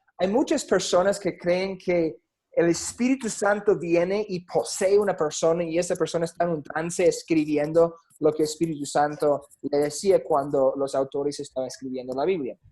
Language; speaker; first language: Spanish; non-native, fluent; English